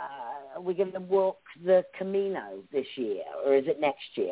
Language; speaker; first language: English; native; English